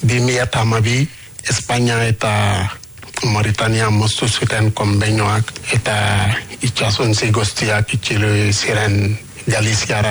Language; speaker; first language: Basque; non-native, learner; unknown